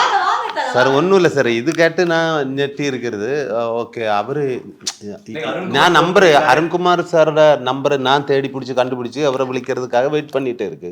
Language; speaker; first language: Tamil; non-native, learner; Malayalam